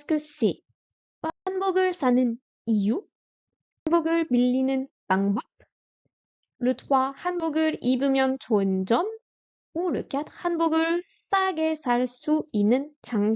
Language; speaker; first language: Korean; non-native, fluent; French